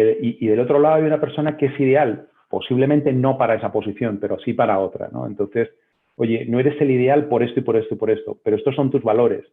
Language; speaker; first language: Spanish; native; Spanish